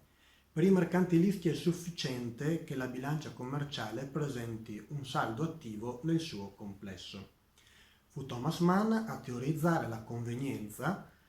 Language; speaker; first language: Italian; native; Italian